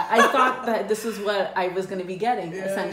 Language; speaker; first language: English; native; English